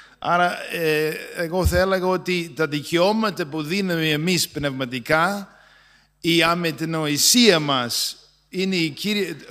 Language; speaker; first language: Greek; non-native, fluent; English